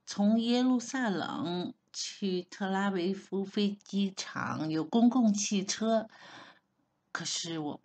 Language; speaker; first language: Chinese; non-native, learner; Hebrew